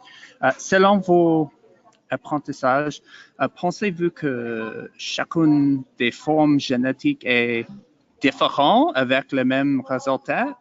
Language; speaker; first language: French; non-native, learner; English